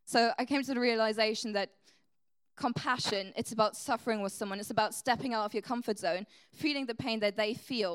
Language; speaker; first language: English; non-native, fluent; German